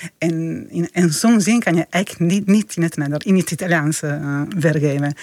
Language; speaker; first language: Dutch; non-native, fluent; Italian